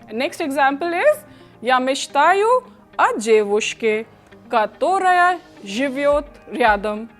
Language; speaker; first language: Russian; non-native, fluent; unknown